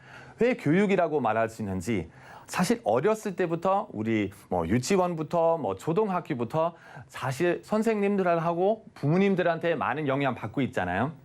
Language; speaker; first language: Korean; non-native, fluent; German